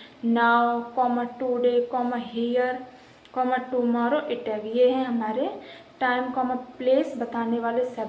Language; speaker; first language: Hindi; native; Hindi